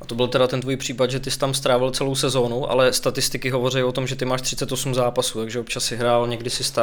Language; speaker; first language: Czech; native; Czech